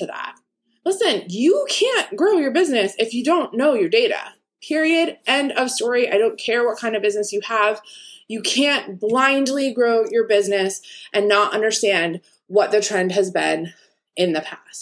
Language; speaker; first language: English; native; English